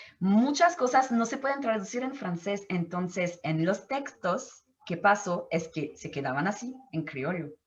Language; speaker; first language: Spanish; non-native, fluent; French